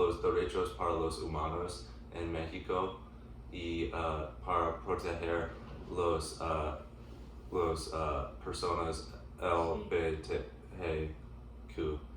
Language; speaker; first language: Spanish; non-native, learner; English